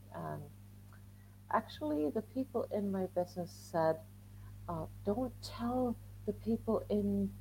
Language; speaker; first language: English; non-native, fluent; Swedish